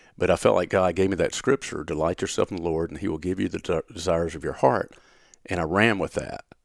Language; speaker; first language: English; native; English